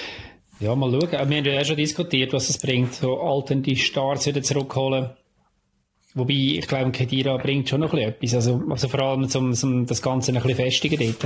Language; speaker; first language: German; native; German